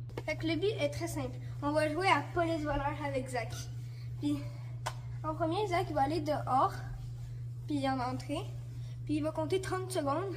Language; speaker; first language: French; native; French